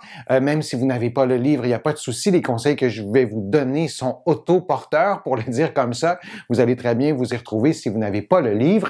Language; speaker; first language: French; native; French